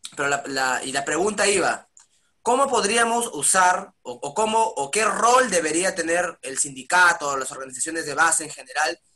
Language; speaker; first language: Spanish; native; Spanish